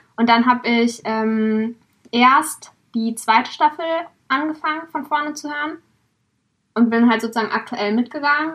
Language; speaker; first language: German; native; German